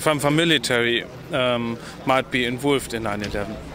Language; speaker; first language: English; non-native, fluent; German